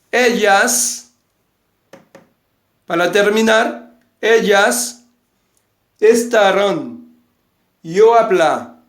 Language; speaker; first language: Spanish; non-native, fluent; Haitian Creole